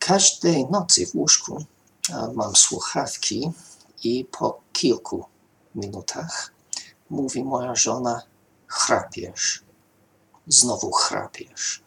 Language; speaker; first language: Polish; non-native, fluent; English